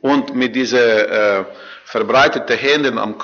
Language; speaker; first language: German; non-native, learner; Croatian